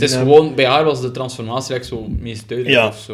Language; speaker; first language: Dutch; native; Dutch